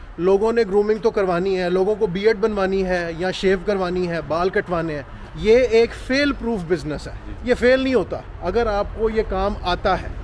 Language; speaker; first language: Hindi; non-native, local second language; Punjabi